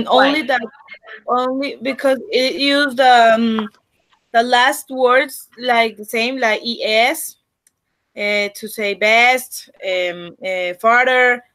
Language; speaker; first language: English; non-native, learner; Spanish